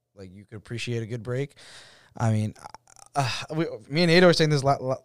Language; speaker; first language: English; native; English